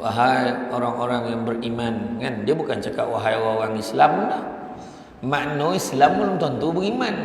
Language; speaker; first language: Malay; native; Malay